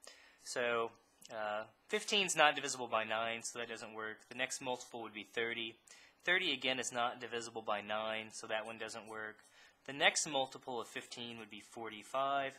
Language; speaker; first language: English; native; English